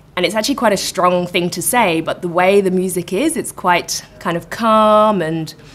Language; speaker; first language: English; native; English